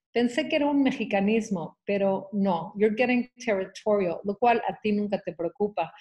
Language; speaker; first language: Spanish; early bilingual, heritage; Spanish